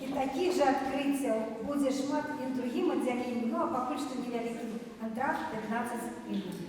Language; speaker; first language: Belarusian; non-native, local second language; Russian